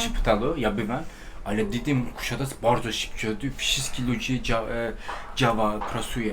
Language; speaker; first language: Polish; non-native, learner; Turkish